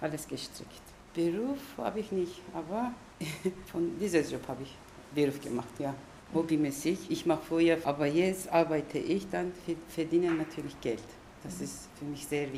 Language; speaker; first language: German; non-native, learner; Turkish